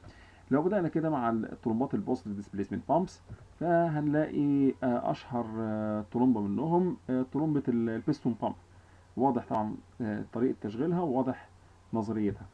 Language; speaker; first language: Arabic; native; Arabic